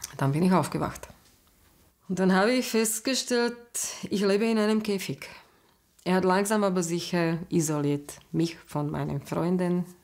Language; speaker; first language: German; non-native, fluent; Slovak